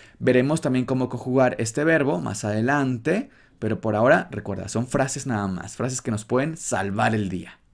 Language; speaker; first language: Spanish; native; Spanish